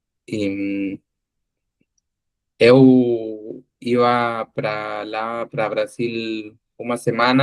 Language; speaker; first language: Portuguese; non-native, learner; Spanish